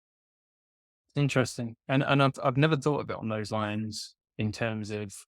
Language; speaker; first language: English; native; English